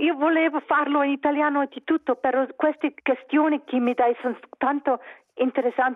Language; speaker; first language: Italian; non-native, learner; Swiss German